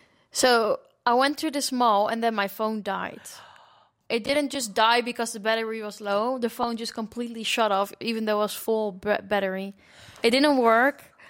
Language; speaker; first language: English; non-native, fluent; Dutch